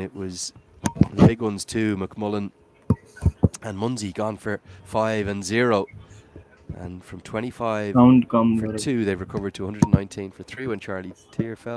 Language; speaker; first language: English; native; English